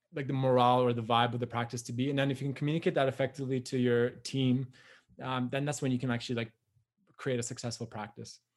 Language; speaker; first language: English; native; English